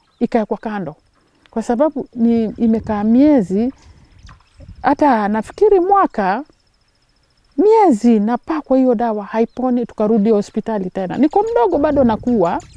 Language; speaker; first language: Swahili; native; Swahili